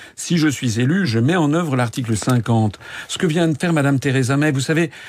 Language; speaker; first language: French; native; French